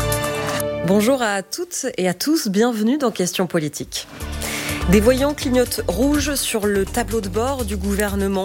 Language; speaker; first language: French; native; French